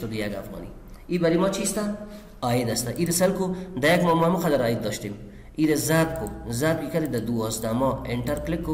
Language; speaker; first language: Persian; non-native, local second language; Pashto